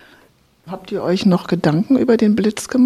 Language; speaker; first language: German; native; German